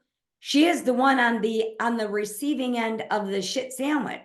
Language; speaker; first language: English; native; English